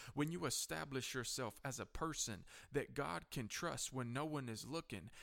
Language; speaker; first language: English; native; English